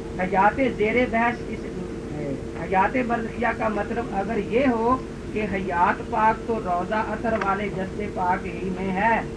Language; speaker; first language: Urdu; native; Urdu